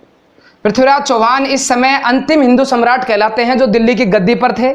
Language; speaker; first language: Hindi; native; Hindi